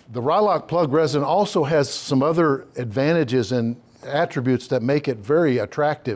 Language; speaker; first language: English; native; English